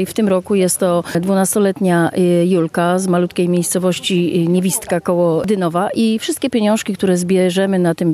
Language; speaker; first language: Polish; native; Polish